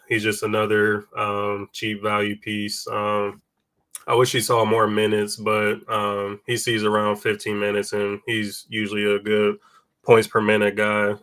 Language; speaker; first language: English; native; English